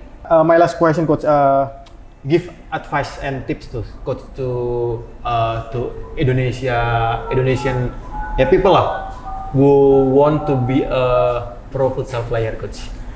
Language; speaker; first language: English; non-native, learner; Indonesian